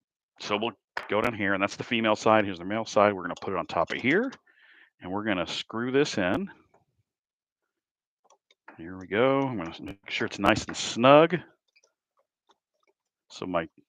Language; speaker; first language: English; native; English